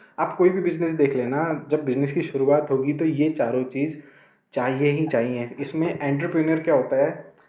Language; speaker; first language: Hindi; native; Hindi